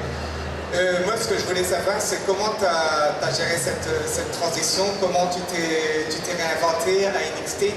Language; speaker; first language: French; native; French